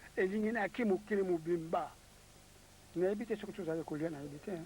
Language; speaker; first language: Lingala; non-native, local second language; Kongo